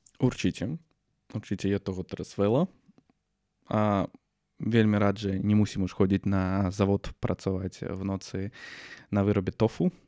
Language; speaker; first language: Slovak; non-native, fluent; Russian